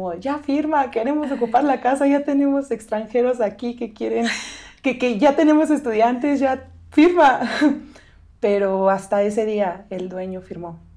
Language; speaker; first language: Spanish; native; Spanish